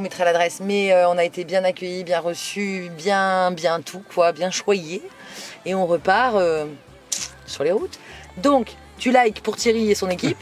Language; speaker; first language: French; native; French